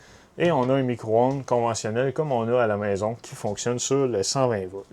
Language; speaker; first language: French; native; French